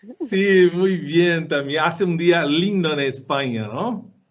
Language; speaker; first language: Spanish; non-native, fluent; Portuguese